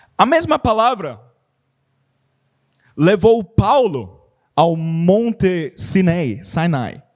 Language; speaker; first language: Portuguese; non-native, learner; English